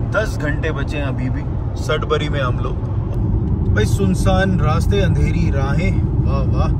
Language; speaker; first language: Hindi; native; Hindi